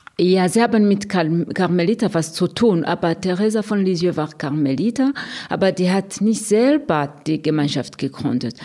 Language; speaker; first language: German; non-native, fluent; Rundi